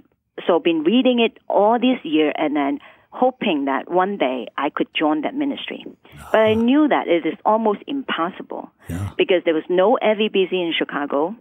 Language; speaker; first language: English; non-native, local second language; Cantonese